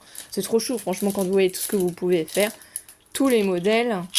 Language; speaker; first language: French; native; French